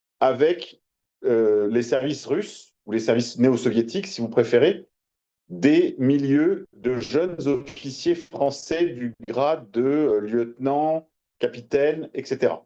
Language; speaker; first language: French; native; French